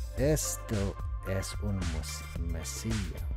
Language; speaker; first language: Spanish; non-native, learner; English